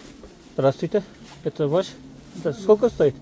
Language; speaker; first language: Russian; non-native, learner; Kyrgyz